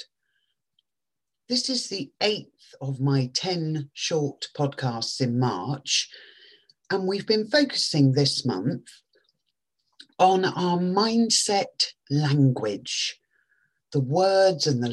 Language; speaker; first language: English; native; English